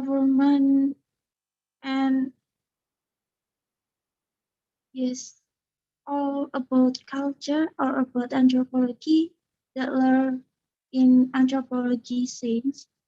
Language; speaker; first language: English; non-native, learner; Indonesian